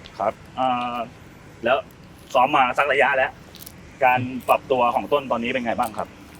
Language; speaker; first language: Thai; native; Thai